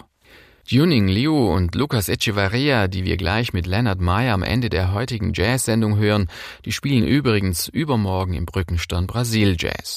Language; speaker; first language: German; native; German